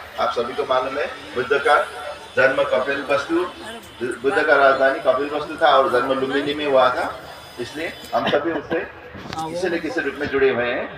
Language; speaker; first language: Hindi; non-native, fluent; Newari